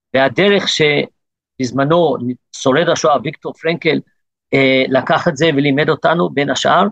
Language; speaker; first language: Hebrew; early bilingual, other home language; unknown